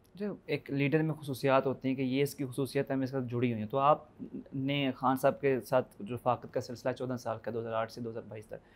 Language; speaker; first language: Urdu; native; Urdu